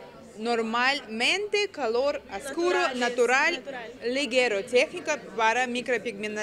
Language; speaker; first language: Spanish; non-native, learner; Russian